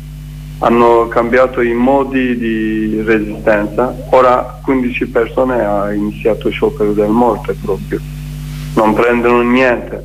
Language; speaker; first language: Italian; non-native, learner; Kurdish